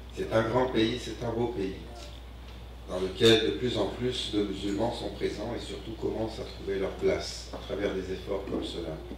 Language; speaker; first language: French; non-native, local second language; Arabic